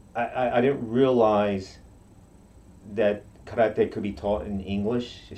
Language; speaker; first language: English; non-native, fluent; Japanese